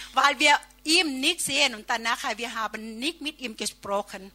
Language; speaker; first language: German; non-native, learner; Thai